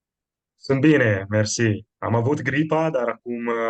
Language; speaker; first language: Romanian; non-native, fluent; Italian